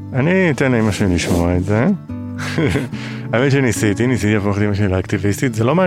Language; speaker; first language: Hebrew; native; Hebrew